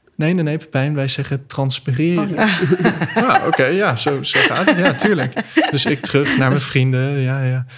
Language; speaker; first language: Dutch; non-native, fluent; English